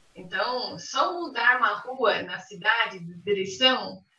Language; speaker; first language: Portuguese; non-native, fluent; English